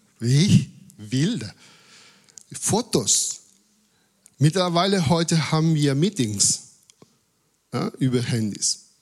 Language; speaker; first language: German; non-native, fluent; Spanish